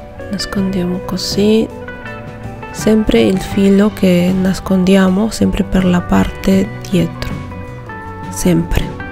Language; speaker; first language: Italian; non-native, fluent; Spanish